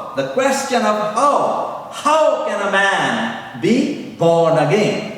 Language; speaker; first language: English; non-native, local second language; Urdu